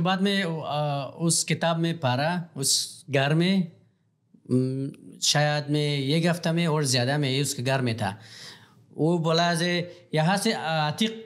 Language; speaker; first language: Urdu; non-native, learner; Pashto